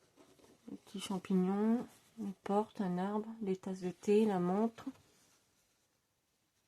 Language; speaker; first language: French; native; French